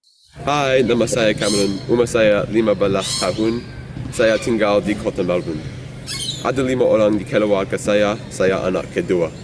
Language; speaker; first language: Indonesian; non-native, learner; English